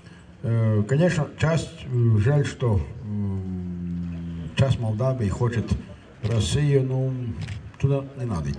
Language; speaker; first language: Russian; non-native, local second language; Latvian